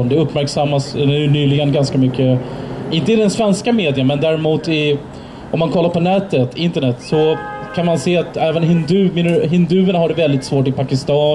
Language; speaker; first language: Swedish; early bilingual, other home language; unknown